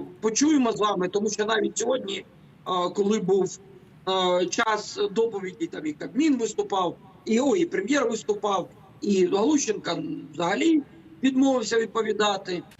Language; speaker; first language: Ukrainian; native; Ukrainian